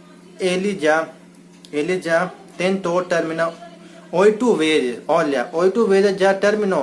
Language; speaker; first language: Portuguese; non-native, learner; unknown